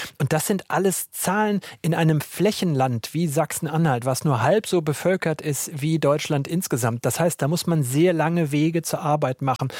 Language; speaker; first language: German; native; German